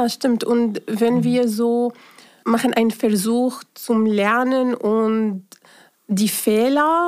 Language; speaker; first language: German; non-native, fluent; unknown